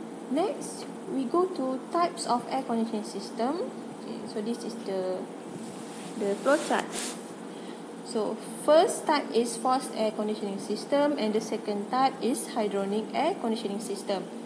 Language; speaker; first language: English; non-native, local second language; Malay